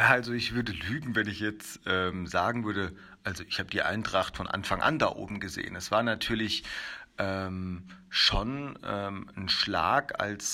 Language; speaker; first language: German; native; German